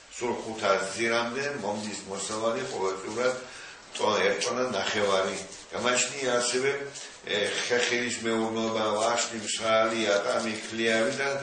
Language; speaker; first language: Georgian; non-native, local second language; Mingrelian